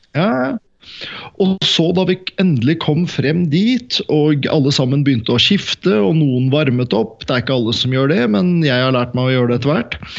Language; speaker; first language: Norwegian; native; Norwegian